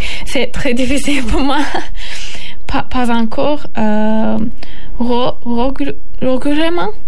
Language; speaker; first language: French; non-native, learner; Turkish